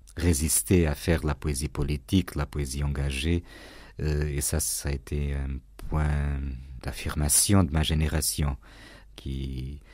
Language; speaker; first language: French; non-native, fluent; Portuguese